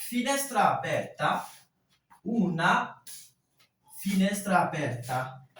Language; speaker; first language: Italian; non-native, fluent; French